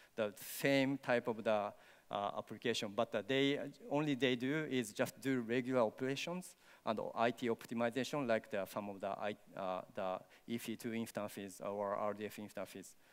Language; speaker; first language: English; non-native, learner; Japanese